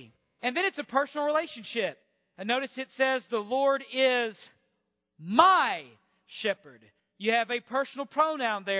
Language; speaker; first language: English; native; English